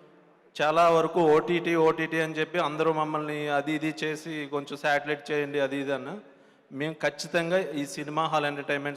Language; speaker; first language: Telugu; native; Telugu